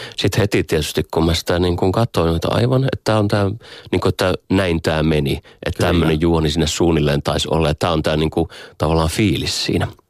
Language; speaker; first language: Finnish; native; Finnish